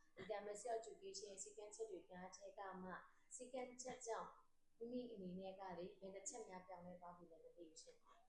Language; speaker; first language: Burmese; native; Burmese